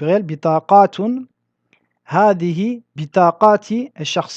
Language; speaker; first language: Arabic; non-native, fluent; French